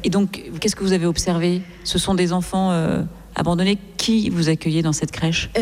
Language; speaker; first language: French; native; French